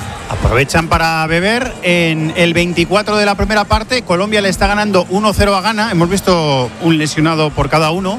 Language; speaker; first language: Spanish; native; Spanish